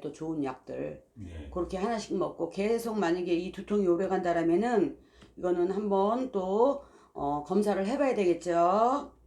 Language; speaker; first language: Korean; native; Korean